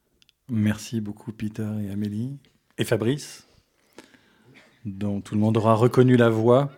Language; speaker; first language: French; native; French